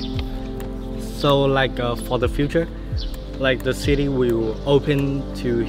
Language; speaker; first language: English; non-native, learner; Vietnamese